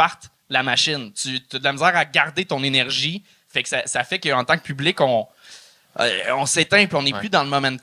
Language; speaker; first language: French; native; French